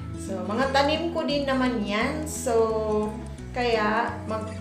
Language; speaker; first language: Filipino; native; Filipino